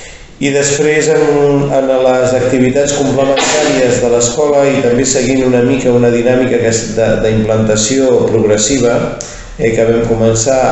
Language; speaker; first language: Catalan; native; Catalan